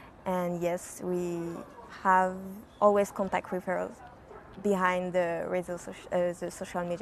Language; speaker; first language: English; non-native, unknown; French